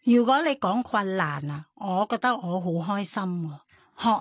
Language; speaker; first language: Chinese; non-native, fluent; Thai